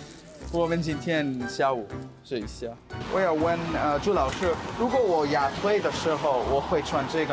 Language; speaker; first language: Chinese; non-native, learner; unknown